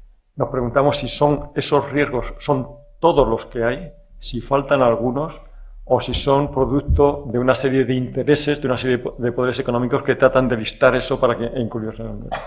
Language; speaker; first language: Spanish; native; Spanish